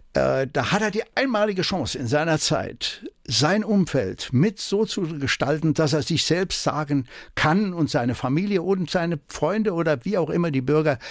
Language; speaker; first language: German; native; German